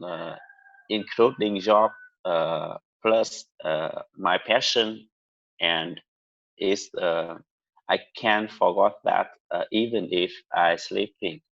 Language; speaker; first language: English; non-native, learner; Vietnamese